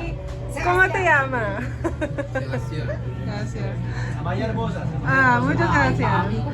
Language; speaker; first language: Spanish; non-native, learner; Dutch